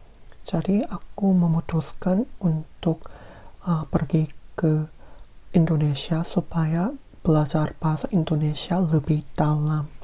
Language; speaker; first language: Indonesian; non-native, fluent; Korean